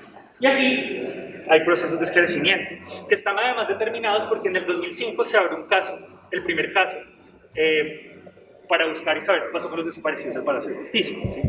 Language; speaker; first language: Spanish; native; Spanish